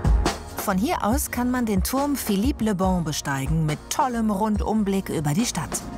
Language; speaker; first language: German; native; German